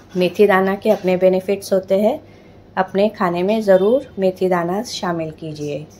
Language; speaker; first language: Hindi; non-native, local second language; Telugu